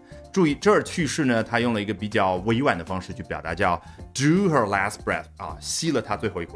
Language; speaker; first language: Chinese; native; Chinese